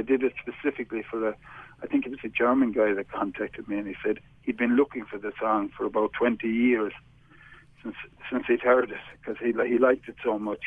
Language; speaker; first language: English; native; English